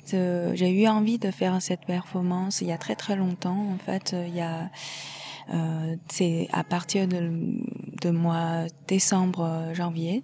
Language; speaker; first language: French; non-native, fluent; Chinese